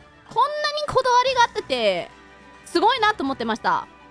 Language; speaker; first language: Japanese; non-native, fluent; English